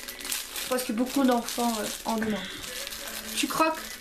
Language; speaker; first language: French; early bilingual, other home language; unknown